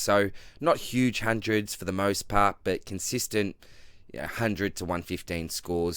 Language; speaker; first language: English; native; English